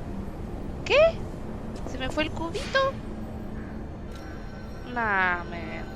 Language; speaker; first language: Spanish; native; Spanish